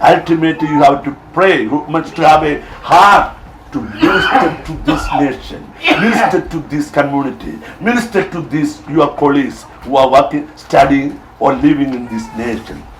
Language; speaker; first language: English; non-native, local second language; Malayalam